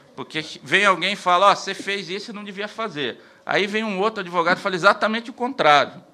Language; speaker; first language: Portuguese; native; Portuguese